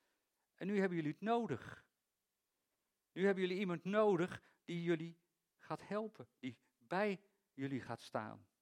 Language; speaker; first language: Dutch; native; Dutch